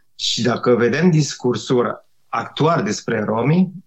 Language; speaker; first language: Romanian; non-native, fluent; French